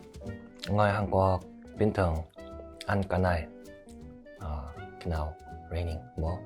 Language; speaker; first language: Vietnamese; non-native, learner; Korean